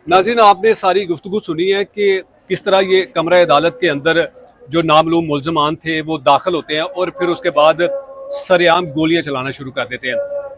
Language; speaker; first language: Urdu; non-native, local second language; Punjabi